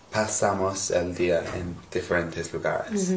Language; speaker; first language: Spanish; non-native, learner; English